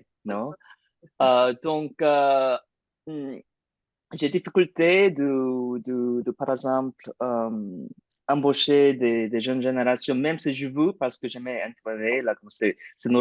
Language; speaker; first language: French; non-native, fluent; English